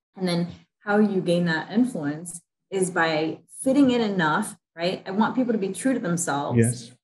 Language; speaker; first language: English; native; English